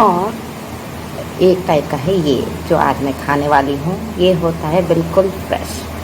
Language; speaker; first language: Hindi; non-native, local second language; Odia